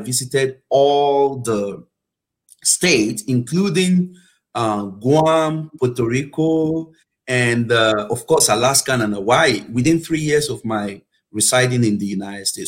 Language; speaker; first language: English; non-native, local second language; Yoruba